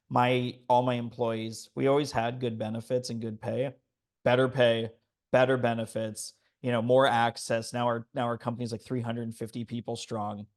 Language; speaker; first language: English; native; English